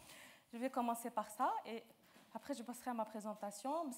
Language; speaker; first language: French; non-native, local second language; Arabic